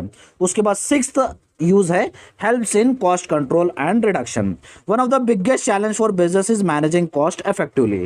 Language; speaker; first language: Hindi; native; Hindi